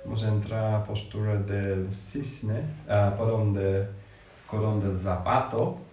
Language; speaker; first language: Spanish; non-native, fluent; English